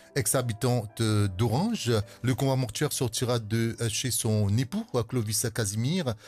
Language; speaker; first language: French; non-native, local second language; Morisyen